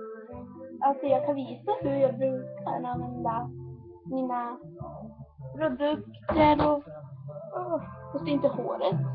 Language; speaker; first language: Swedish; non-native, learner; Korean